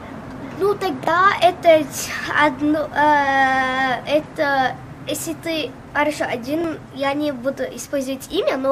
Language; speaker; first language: Russian; early bilingual, heritage; Russian